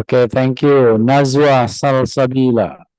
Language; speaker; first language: English; non-native, fluent; Indonesian